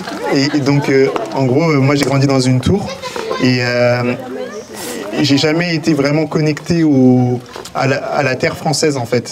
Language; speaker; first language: French; native; French